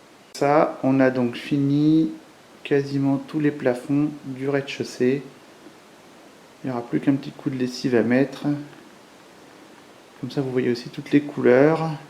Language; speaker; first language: French; native; French